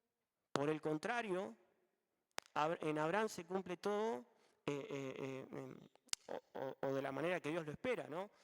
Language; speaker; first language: Spanish; native; Spanish